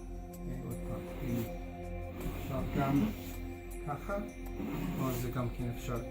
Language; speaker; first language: Hebrew; non-native, fluent; English